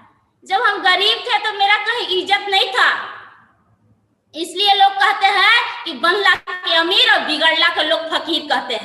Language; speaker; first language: Hindi; non-native, local second language; Bhojpuri